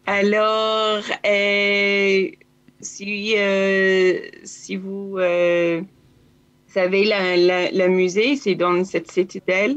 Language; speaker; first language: French; non-native, learner; Hebrew